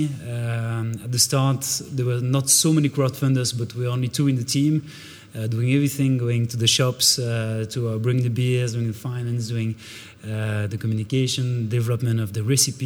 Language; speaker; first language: English; non-native, fluent; French